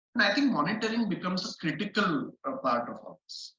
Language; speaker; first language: English; non-native, local second language; Hindi